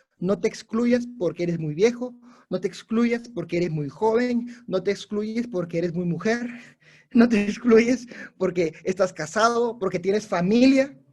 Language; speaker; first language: Spanish; non-native, local second language; English